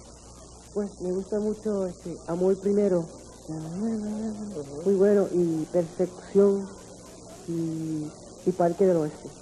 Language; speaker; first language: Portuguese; non-native, learner; Spanish